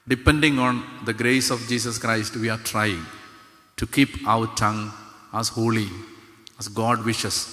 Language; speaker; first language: English; non-native, local second language; Malayalam